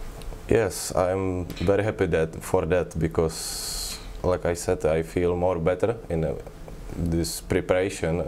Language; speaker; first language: English; non-native, learner; Czech